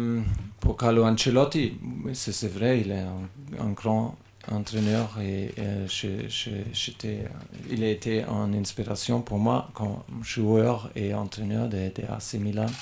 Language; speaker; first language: French; non-native, learner; German